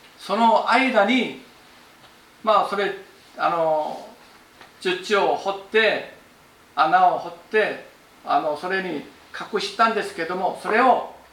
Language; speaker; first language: Japanese; non-native, fluent; Korean